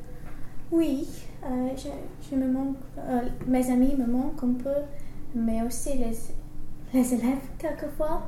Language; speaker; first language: French; non-native, learner; English